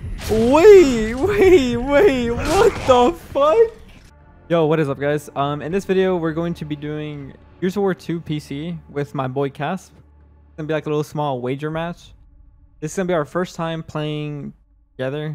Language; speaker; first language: English; early bilingual, other home language; Spanish